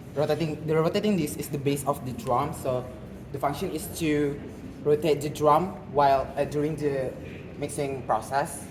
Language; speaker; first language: English; non-native, learner; Indonesian